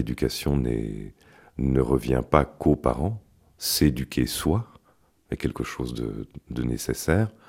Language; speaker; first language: French; native; French